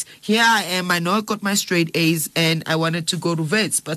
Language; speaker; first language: English; non-native, local second language; Zulu